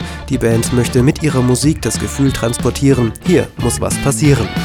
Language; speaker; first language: German; native; German